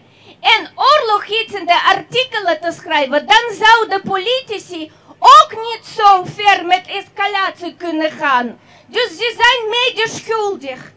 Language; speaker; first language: Dutch; non-native, fluent; Russian